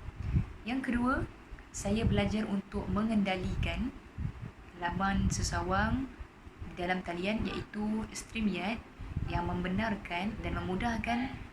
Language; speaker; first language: Malay; native; Malay